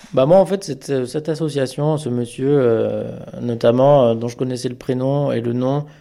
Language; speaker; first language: French; early bilingual, other home language; Amharic